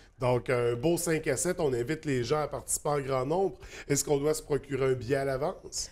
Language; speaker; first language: French; native; French